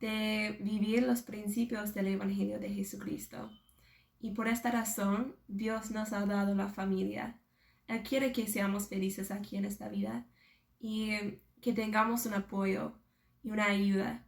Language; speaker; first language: Spanish; non-native, fluent; English